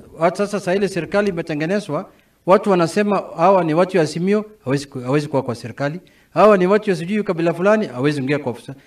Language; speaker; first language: Swahili; non-native, local second language; Somali